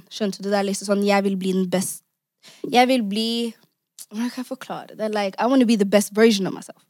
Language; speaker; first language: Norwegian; native; Norwegian